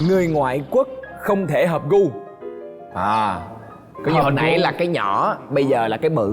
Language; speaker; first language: Vietnamese; native; Vietnamese